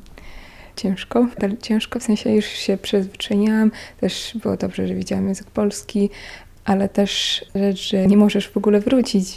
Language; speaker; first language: Polish; non-native, learner; Russian